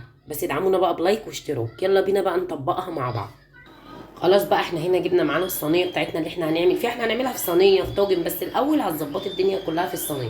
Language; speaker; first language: Arabic; native; Arabic